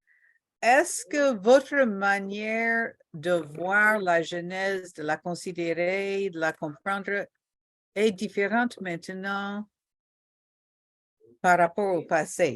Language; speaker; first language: French; non-native, local second language; Haitian Creole